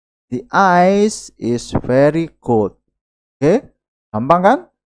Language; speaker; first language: English; non-native, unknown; Indonesian